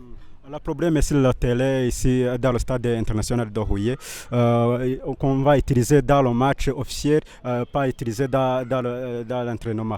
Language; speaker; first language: French; non-native, local second language; Kinyarwanda